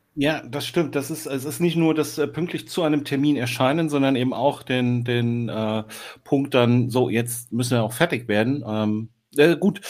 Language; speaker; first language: German; native; German